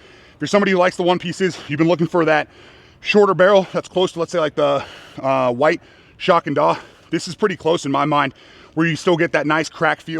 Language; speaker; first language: English; native; English